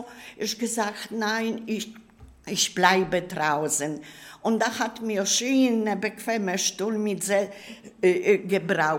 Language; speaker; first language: German; non-native, learner; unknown